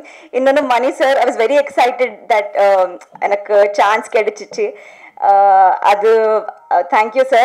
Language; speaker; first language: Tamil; non-native, learner; Telugu